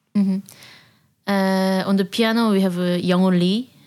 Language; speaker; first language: English; non-native, learner; Korean